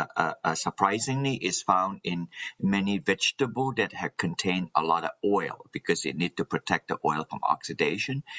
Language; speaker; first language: English; non-native, local second language; Min Nan Chinese